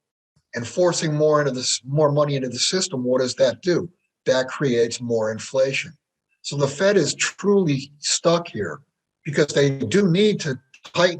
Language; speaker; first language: English; native; English